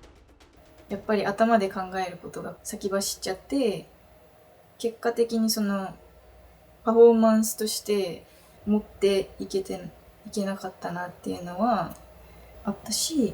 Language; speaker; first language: Japanese; native; Japanese